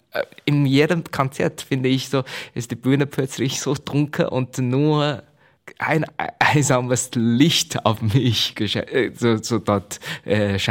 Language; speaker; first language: German; non-native, learner; Chinese